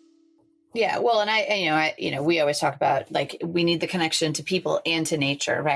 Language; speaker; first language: English; native; English